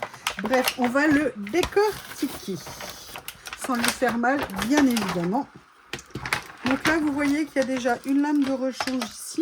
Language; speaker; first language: French; native; French